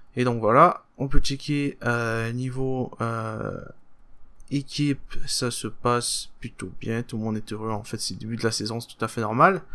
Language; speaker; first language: French; native; French